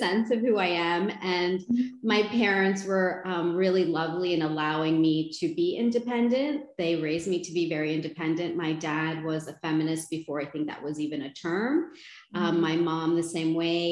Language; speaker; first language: English; native; English